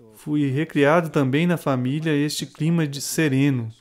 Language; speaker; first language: Portuguese; non-native, fluent; Italian